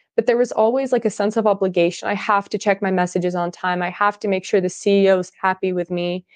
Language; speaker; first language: English; early bilingual, other home language; Russian